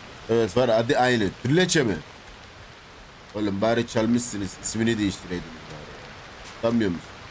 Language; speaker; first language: Turkish; native; Turkish